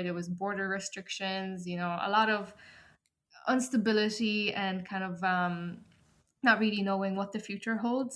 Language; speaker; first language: English; early bilingual, other home language; Polish